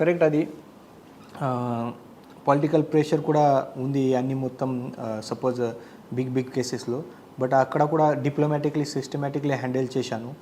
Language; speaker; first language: Telugu; non-native, fluent; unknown